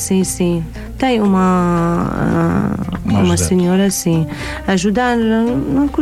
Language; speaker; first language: Portuguese; non-native, learner; Arabic